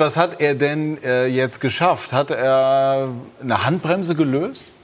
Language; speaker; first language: German; native; German